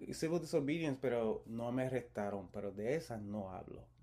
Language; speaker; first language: Spanish; early bilingual, heritage; Spanish